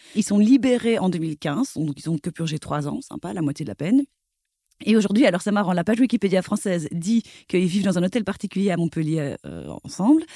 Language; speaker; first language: French; native; French